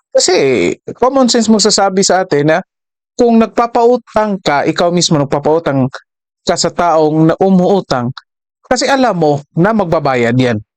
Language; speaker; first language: Filipino; native; Filipino